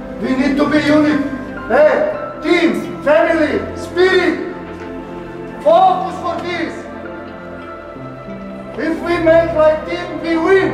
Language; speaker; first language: English; non-native, learner; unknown